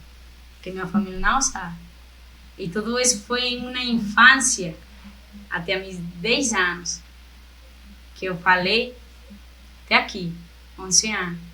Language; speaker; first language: Portuguese; non-native, fluent; Spanish